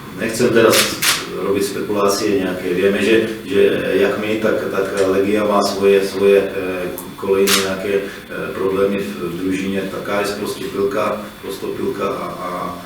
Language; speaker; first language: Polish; non-native, learner; Czech